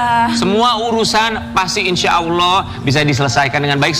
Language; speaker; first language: Indonesian; native; Indonesian